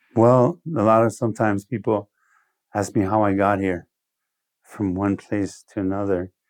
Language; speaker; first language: English; early bilingual, other home language; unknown